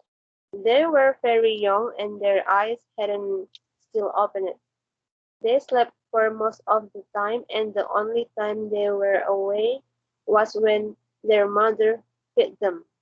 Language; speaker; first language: English; non-native, learner; Indonesian